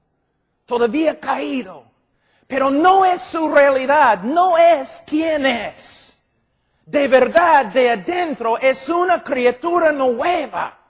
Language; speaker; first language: Spanish; non-native, fluent; English